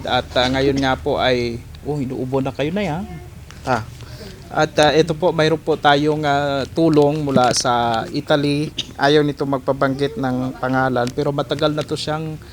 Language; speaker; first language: Filipino; non-native, local second language; Aklanon